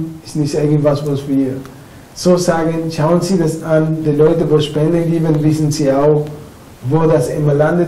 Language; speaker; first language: German; non-native, fluent; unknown